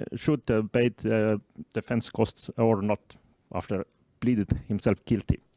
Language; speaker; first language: English; non-native, fluent; Estonian